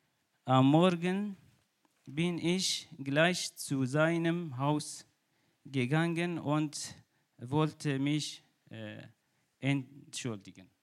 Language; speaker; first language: German; non-native, learner; Kurdish